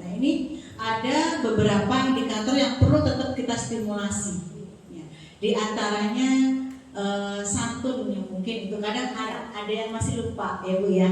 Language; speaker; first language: Indonesian; native; Indonesian